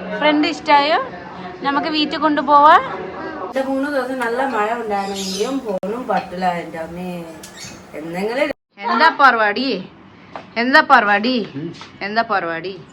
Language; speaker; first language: Malayalam; non-native, learner; Nepali